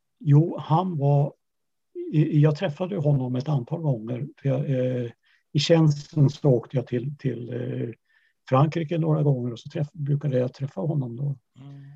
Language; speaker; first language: Swedish; early bilingual, other home language; Yiddish